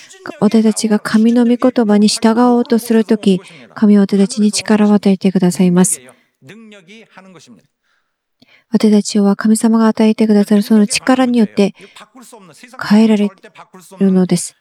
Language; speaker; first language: Japanese; non-native, fluent; Korean